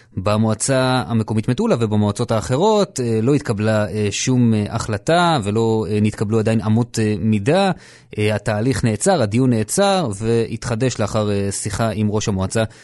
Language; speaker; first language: Hebrew; native; Hebrew